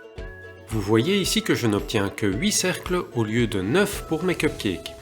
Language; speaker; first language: French; native; French